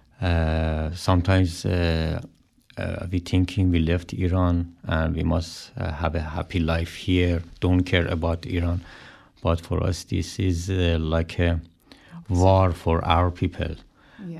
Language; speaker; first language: English; non-native, learner; Persian